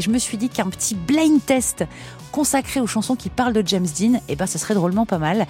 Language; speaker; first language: French; native; French